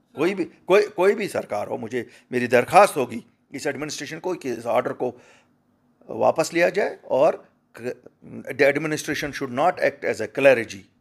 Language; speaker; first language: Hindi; non-native, local second language; Kashmiri